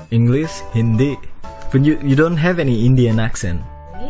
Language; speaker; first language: English; non-native, fluent; Indonesian